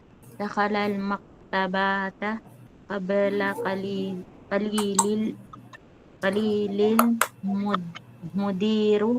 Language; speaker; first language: Arabic; non-native, learner; Filipino